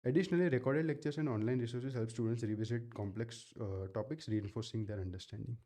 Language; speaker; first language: English; non-native, local second language; Gujarati